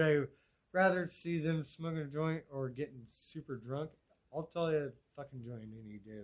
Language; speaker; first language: English; native; English